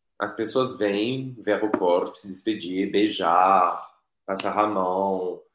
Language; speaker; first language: Portuguese; non-native, fluent; French